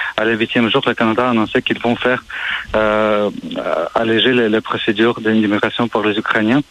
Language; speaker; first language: French; non-native, fluent; Ukrainian